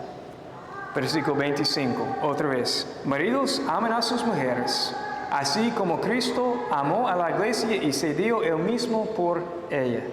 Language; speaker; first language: Spanish; non-native, fluent; English